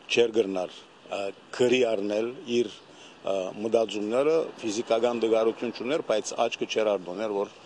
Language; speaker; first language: Armenian; early bilingual, heritage; Armenian